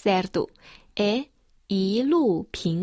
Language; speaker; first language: Portuguese; non-native, fluent; Chinese